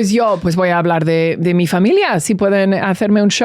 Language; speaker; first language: Spanish; early bilingual, heritage; English